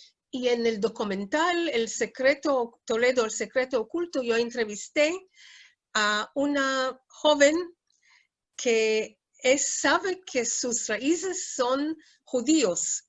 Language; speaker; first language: Spanish; non-native, fluent; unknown